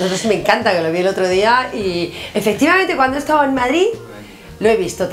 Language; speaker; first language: Spanish; native; Spanish